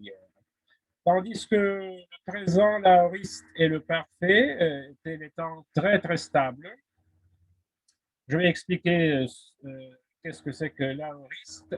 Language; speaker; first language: French; non-native, fluent; Russian